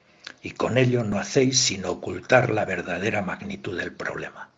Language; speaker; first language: Spanish; native; Spanish